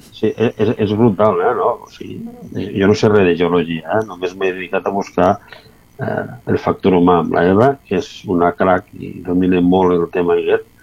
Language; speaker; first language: Catalan; native; Catalan